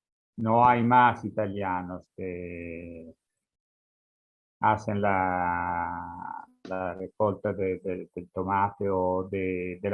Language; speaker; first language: Spanish; non-native, fluent; Italian